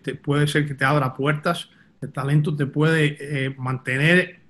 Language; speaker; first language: Spanish; early bilingual, heritage; Spanish